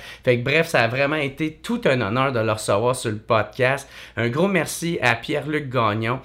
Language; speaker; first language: French; native; French